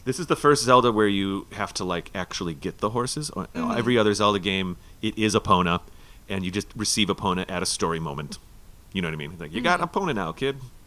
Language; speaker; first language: English; native; English